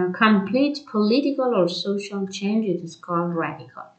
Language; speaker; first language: English; non-native, fluent; Persian